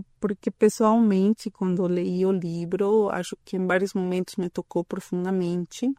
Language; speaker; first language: Portuguese; non-native, fluent; Spanish